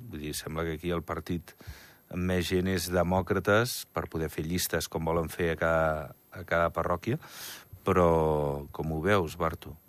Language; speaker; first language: Catalan; native; Catalan